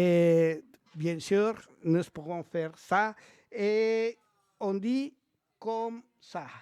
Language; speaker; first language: French; non-native, learner; Spanish